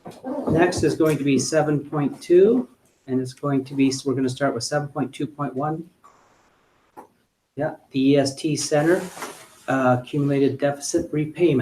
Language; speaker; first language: English; native; English